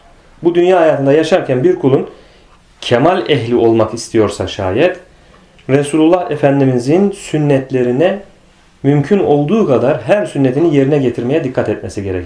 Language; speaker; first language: Turkish; native; Turkish